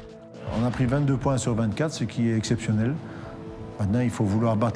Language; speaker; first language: French; native; French